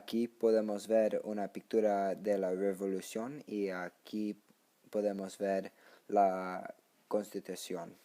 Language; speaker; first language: Spanish; non-native, learner; English